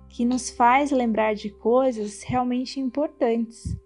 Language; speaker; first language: Portuguese; native; Portuguese